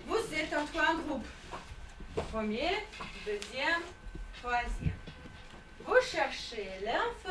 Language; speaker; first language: French; non-native, fluent; Russian